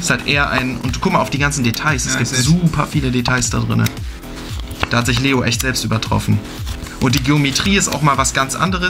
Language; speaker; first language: German; native; German